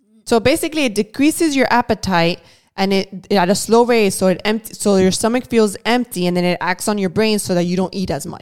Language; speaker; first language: English; early bilingual, other home language; Spanish